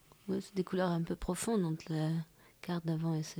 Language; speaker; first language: French; native; French